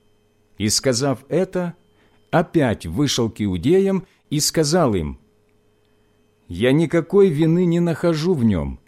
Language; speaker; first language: Russian; native; Russian